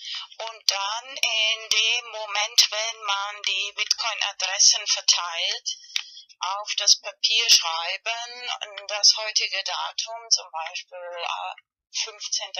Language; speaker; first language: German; non-native, fluent; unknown